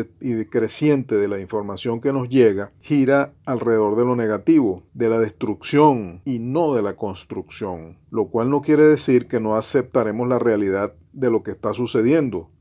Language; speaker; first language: Spanish; native; Spanish